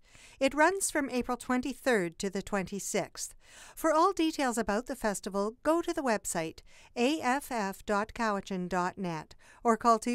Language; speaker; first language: English; native; English